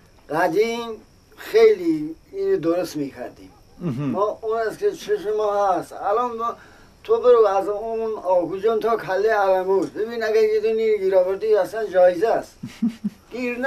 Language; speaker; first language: Persian; non-native, local second language; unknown